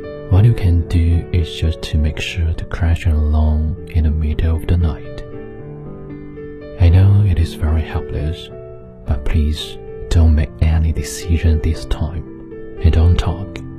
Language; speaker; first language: English; non-native, fluent; Chinese